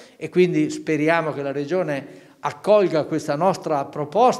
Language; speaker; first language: Italian; native; Italian